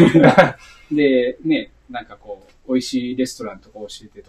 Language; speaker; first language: Japanese; native; Japanese